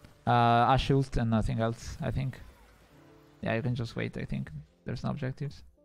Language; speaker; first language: English; non-native, fluent; Italian